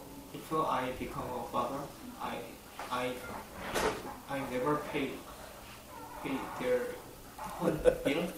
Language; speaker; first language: English; non-native, learner; Korean